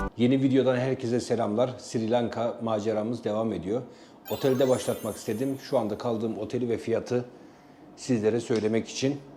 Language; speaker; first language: Turkish; native; Turkish